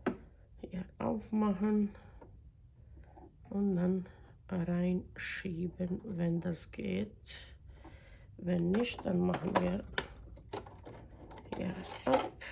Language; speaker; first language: German; non-native, fluent; Croatian